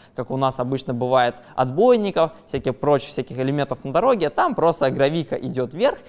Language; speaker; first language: Russian; native; Russian